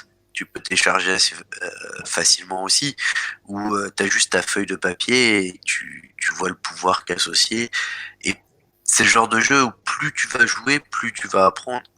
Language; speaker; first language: French; native; French